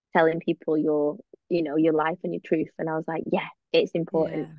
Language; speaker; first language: English; native; English